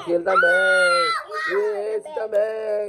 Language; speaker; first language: Portuguese; native; Portuguese